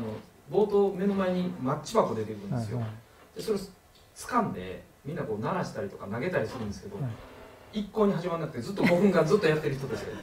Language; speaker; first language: Japanese; native; Japanese